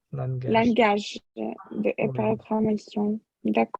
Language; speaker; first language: French; non-native, fluent; Russian